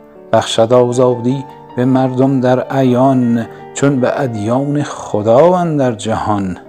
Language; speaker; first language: Persian; native; Persian